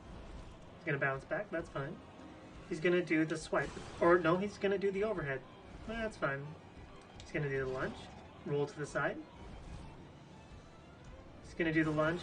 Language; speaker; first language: English; native; English